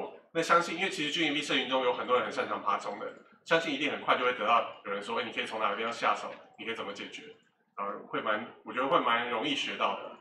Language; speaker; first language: Chinese; native; Chinese